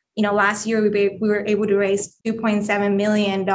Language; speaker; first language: English; non-native, fluent; Spanish